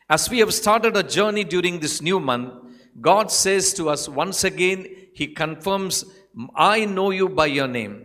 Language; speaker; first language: English; non-native, local second language; Tamil